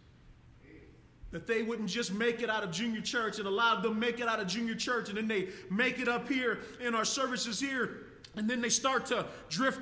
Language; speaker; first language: English; native; English